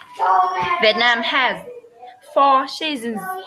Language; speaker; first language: English; non-native, learner; Vietnamese